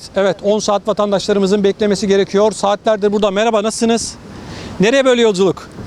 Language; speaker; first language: Turkish; native; Turkish